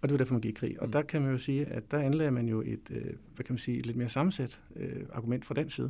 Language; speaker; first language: Danish; native; Danish